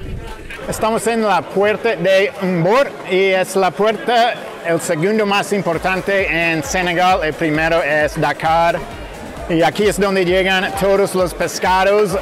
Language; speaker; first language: Spanish; non-native, fluent; English